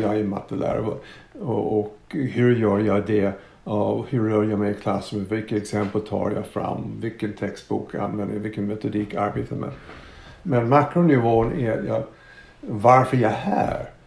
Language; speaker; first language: Swedish; non-native, fluent; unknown